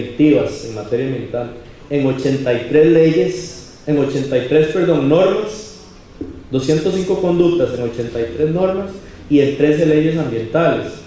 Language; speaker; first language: Spanish; native; Spanish